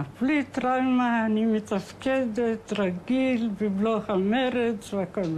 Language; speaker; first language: Hebrew; non-native, fluent; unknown